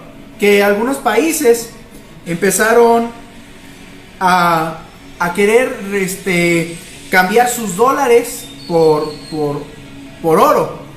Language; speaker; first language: Spanish; native; Spanish